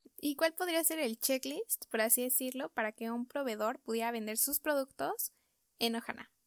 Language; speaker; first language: Spanish; native; Spanish